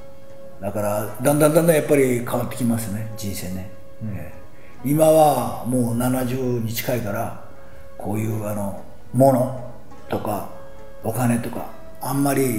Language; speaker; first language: Japanese; native; Japanese